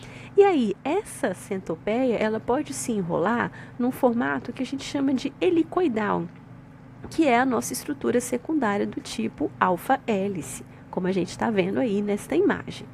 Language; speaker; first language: Portuguese; native; Portuguese